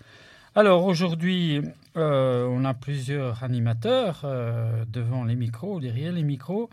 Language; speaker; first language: French; native; French